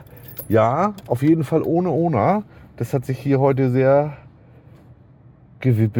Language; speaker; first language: German; native; German